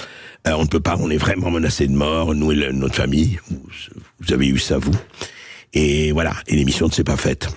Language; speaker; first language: French; native; French